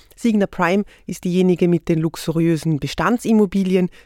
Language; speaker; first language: German; native; German